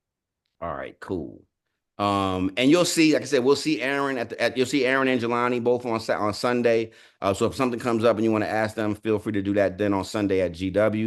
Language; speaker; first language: English; native; English